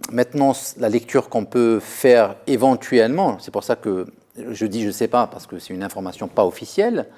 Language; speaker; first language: French; non-native, local second language; Arabic